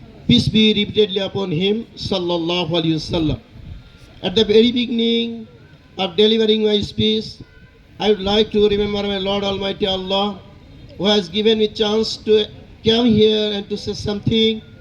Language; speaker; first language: English; non-native, local second language; Bangla